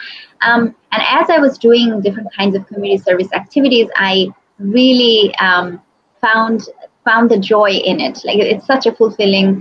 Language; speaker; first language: English; non-native, local second language; Bangla